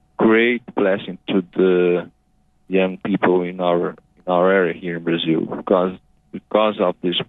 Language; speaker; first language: English; non-native, fluent; Portuguese